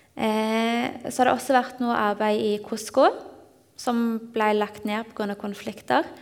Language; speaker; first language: Norwegian; native; Norwegian